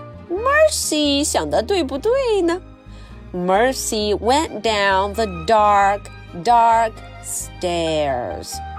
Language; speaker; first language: English; non-native, fluent; Chinese